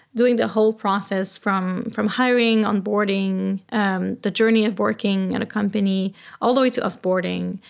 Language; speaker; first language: English; non-native, fluent; French